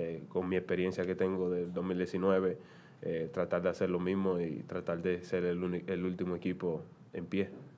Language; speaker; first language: Spanish; native; Spanish